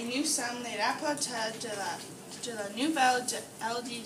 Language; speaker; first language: French; non-native, learner; English